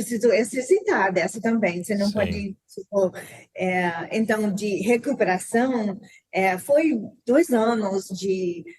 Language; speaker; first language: Portuguese; non-native, learner; English